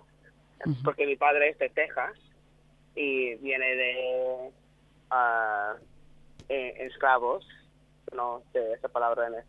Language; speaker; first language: Spanish; non-native, learner; English